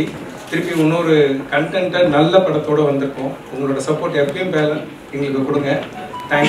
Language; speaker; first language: Tamil; native; Tamil